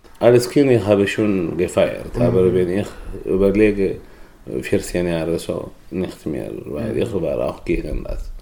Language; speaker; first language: German; non-native, learner; Tigrinya